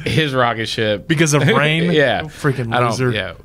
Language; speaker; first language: English; native; English